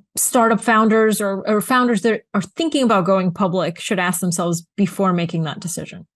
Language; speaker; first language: English; early bilingual, other home language; Bulgarian